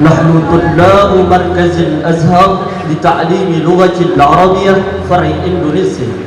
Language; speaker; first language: Arabic; non-native, learner; Indonesian